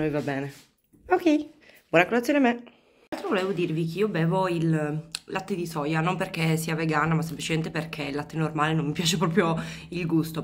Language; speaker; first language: Italian; native; Italian